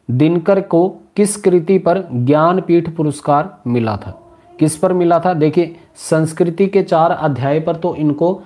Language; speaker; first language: Hindi; native; Hindi